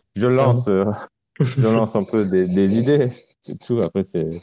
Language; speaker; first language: French; non-native, fluent; Romanian